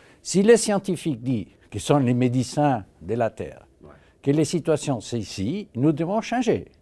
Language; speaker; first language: French; non-native, fluent; Spanish